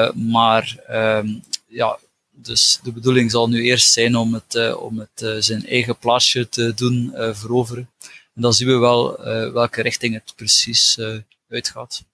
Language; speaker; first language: Dutch; native; Dutch